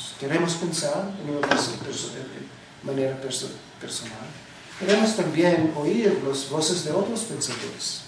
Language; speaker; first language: Spanish; non-native, fluent; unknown